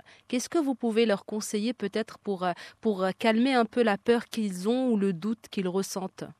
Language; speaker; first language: French; native; French